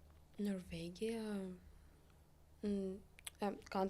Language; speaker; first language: English; non-native, learner; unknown